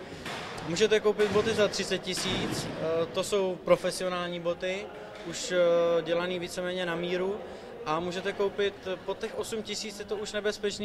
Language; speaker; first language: Czech; native; Czech